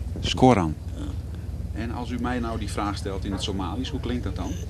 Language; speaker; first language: Dutch; native; Dutch